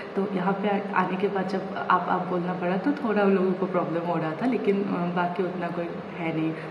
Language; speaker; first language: Hindi; non-native, local second language; Assamese